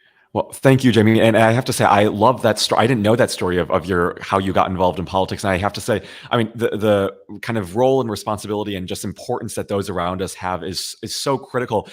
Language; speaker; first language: English; native; English